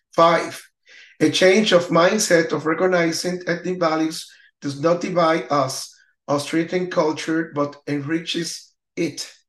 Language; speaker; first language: English; non-native, learner; Spanish